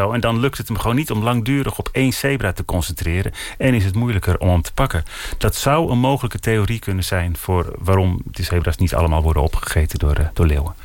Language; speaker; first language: Dutch; native; Dutch